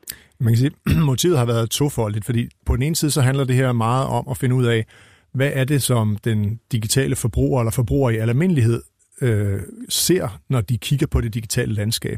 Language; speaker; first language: Danish; native; Danish